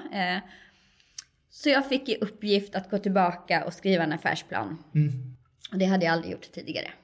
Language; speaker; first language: Swedish; native; Swedish